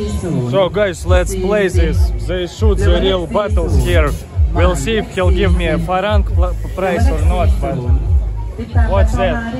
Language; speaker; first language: English; non-native, fluent; Russian